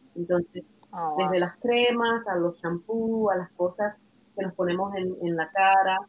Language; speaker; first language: Spanish; native; Spanish